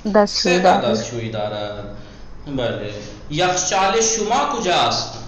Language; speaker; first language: Persian; non-native, fluent; Urdu